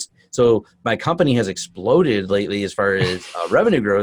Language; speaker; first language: English; native; English